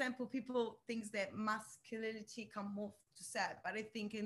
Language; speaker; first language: English; non-native, learner; Italian